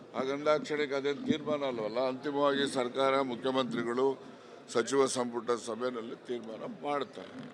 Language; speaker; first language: Kannada; native; Kannada